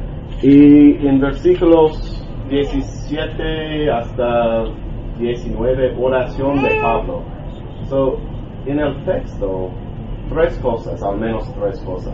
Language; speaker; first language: Spanish; non-native, learner; English